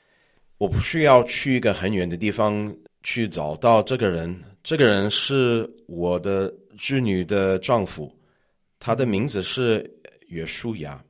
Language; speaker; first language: Chinese; non-native, learner; English